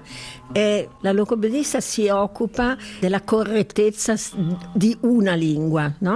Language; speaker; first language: Italian; native; Italian